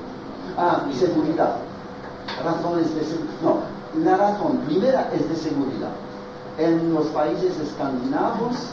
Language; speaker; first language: Spanish; non-native, fluent; French